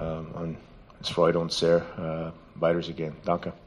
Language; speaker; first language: German; non-native, fluent; English